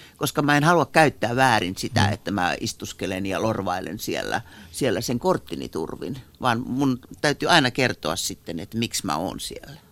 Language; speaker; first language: Finnish; native; Finnish